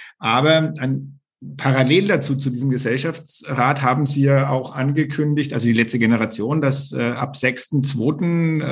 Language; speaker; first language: German; native; German